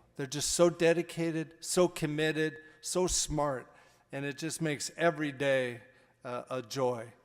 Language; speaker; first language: English; native; English